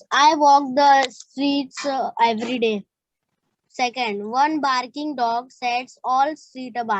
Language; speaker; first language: English; non-native, learner; Hindi